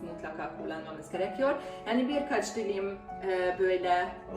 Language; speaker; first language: Turkish; non-native, fluent; Hungarian